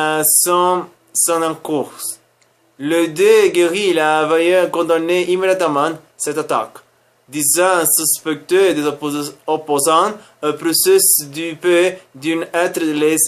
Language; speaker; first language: French; non-native, learner; Spanish